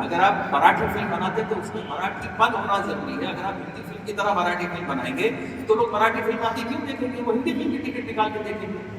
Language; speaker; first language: Hindi; non-native, local second language; Marathi